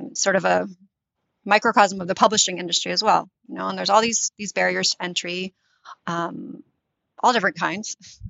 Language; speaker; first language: English; native; English